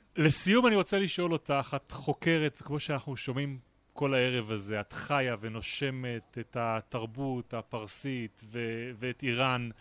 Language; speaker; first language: Hebrew; native; Hebrew